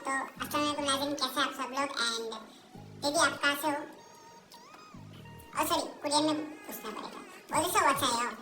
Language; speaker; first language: Hindi; non-native, learner; Bangla